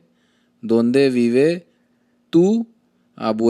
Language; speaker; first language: Spanish; non-native, learner; Hindi